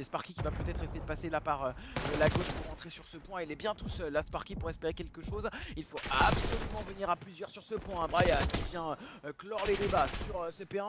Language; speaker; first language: French; native; French